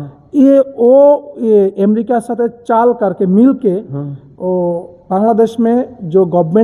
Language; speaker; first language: Hindi; non-native, learner; Bangla